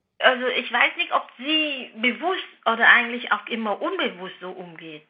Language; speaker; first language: German; non-native, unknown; Vietnamese